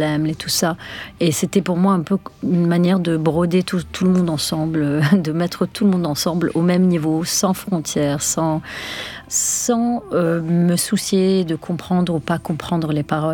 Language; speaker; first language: French; non-native, local second language; Arabic